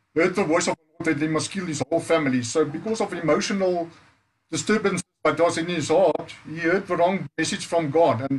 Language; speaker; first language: English; non-native, local second language; Afrikaans